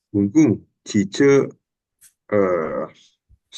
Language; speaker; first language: Chinese; non-native, learner; Indonesian